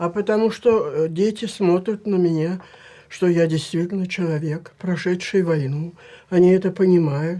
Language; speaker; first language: Russian; native; Russian